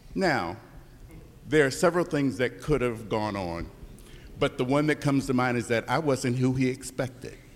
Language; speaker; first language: English; native; English